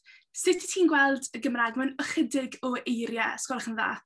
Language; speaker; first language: Welsh; native; Welsh